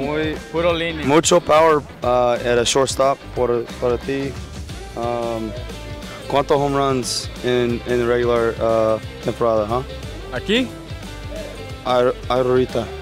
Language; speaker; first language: Spanish; non-native, learner; English